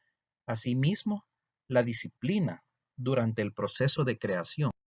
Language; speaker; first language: Spanish; native; Spanish